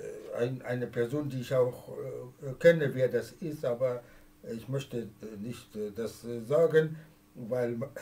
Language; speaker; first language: German; non-native, fluent; Persian